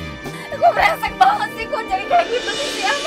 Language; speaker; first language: Indonesian; native; Indonesian